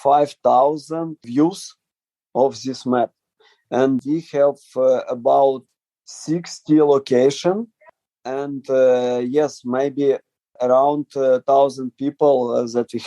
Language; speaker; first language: English; non-native, learner; Ukrainian